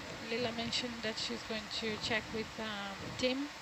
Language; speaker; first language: English; non-native, fluent; Portuguese